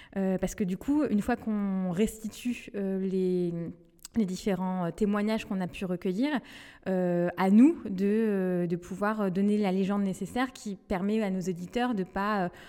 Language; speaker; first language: French; non-native, local second language; Malagasy